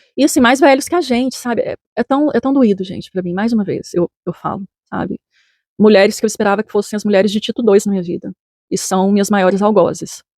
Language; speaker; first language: Portuguese; native; Portuguese